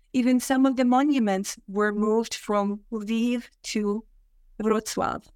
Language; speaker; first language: English; non-native, fluent; Russian